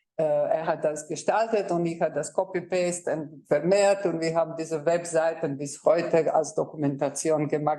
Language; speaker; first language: German; non-native, fluent; Croatian